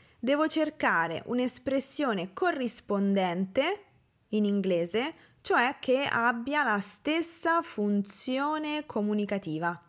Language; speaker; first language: Italian; native; Italian